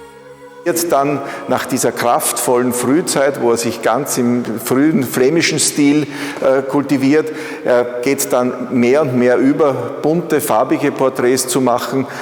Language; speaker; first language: German; native; German